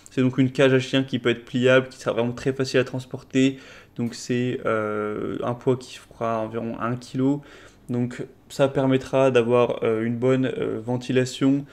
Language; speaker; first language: French; native; French